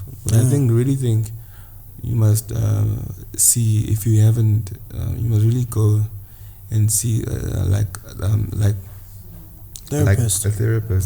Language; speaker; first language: English; non-native, local second language; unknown